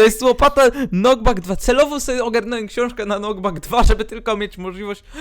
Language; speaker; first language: Polish; native; Polish